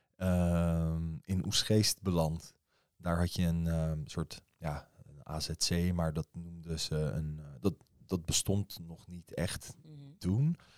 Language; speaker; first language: Dutch; early bilingual, other home language; Persian